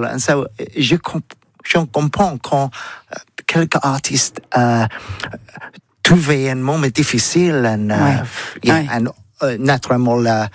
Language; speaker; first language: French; non-native, learner; English